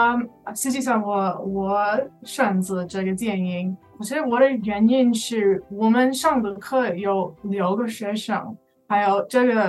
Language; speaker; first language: Chinese; non-native, learner; English